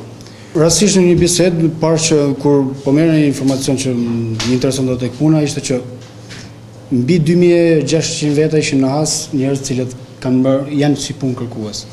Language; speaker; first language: Albanian; native; Albanian